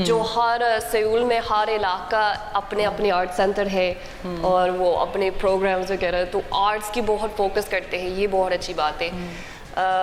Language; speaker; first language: Hindi; non-native, learner; English